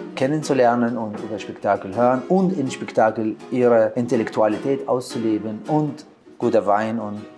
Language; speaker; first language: German; non-native, learner; Arabic